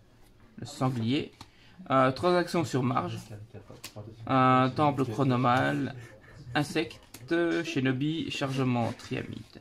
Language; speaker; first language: French; native; French